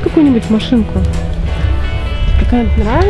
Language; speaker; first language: Russian; native; Russian